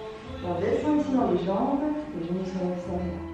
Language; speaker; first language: French; native; French